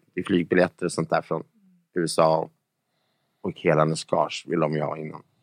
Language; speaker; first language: Swedish; native; Swedish